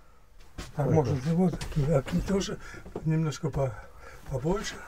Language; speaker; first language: Russian; non-native, learner; German